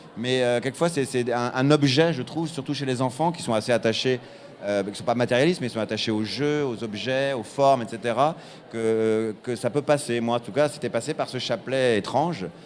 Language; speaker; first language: French; native; French